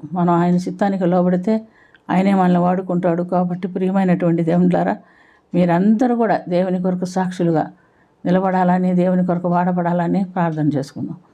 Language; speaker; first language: Telugu; non-native, fluent; Malayalam